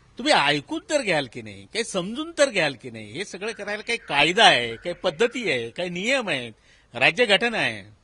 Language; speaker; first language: Marathi; native; Marathi